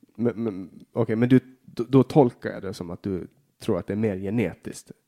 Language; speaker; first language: Swedish; native; Swedish